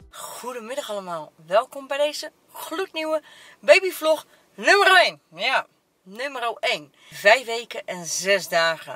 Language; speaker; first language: Dutch; native; Dutch